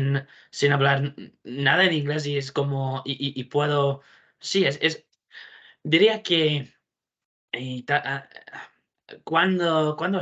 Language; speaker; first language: Spanish; non-native, fluent; English